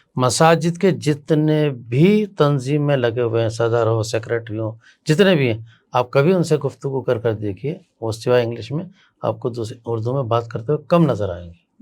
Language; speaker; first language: Urdu; native; Urdu